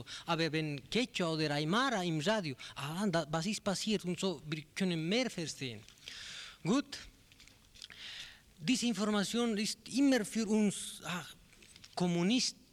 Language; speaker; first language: German; non-native, learner; Spanish